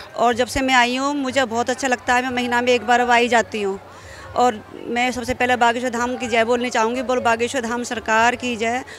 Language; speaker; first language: Hindi; native; Hindi